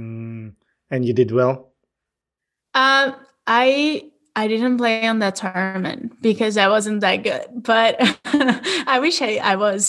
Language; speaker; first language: English; non-native, fluent; Portuguese